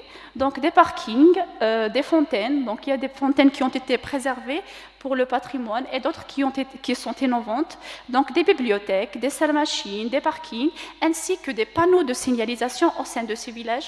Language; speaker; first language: French; non-native, local second language; Kabyle